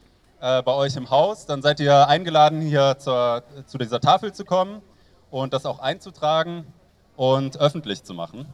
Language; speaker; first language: German; native; German